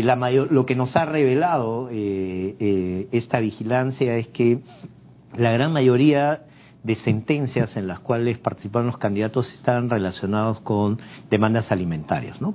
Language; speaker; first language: Spanish; native; Spanish